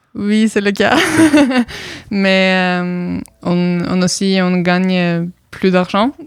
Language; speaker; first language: French; non-native, fluent; Norwegian